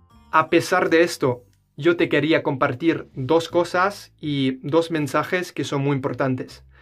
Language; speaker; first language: Spanish; non-native, fluent; German